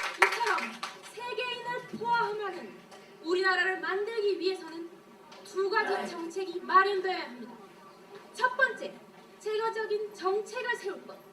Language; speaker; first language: Korean; early bilingual, heritage; Korean